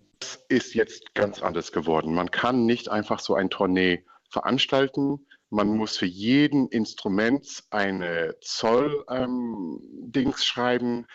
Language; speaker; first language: German; non-native, fluent; English